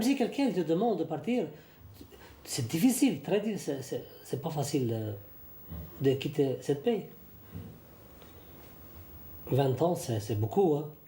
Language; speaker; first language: French; non-native, fluent; Albanian